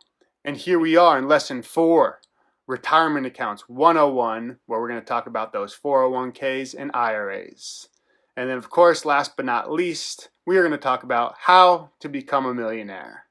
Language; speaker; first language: English; native; English